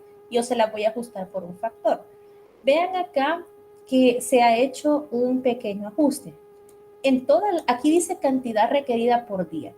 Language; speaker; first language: Spanish; native; Spanish